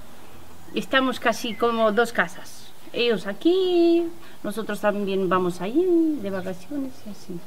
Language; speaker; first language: Spanish; non-native, fluent; Romanian